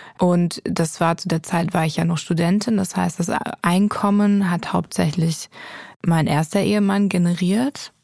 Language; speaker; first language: German; native; German